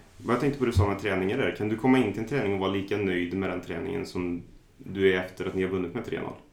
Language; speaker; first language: Swedish; native; Swedish